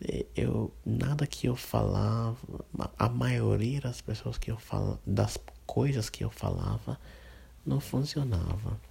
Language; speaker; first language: Portuguese; non-native, fluent; English